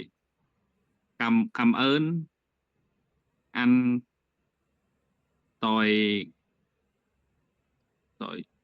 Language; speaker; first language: Vietnamese; non-native, learner; Khmer